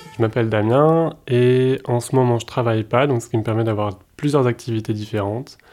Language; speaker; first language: French; native; French